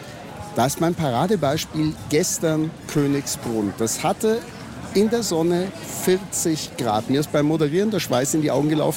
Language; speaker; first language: German; native; German